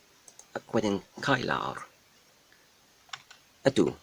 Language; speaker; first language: Welsh; non-native, learner; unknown